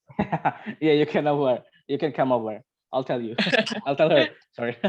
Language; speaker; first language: English; non-native, learner; Indonesian